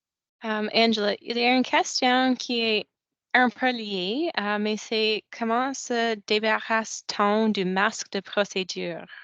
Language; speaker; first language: French; non-native, local second language; English